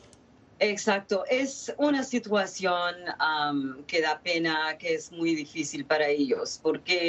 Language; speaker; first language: Spanish; non-native, fluent; Haitian Creole